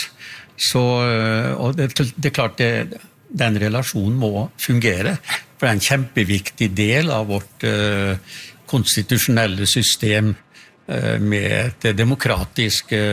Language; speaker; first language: Norwegian; native; Norwegian